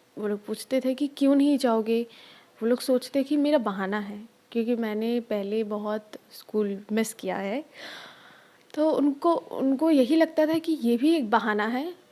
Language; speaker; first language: Hindi; non-native, local second language; Bangla